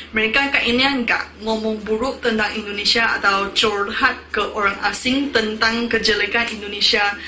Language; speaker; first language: Indonesian; non-native, fluent; Min Nan Chinese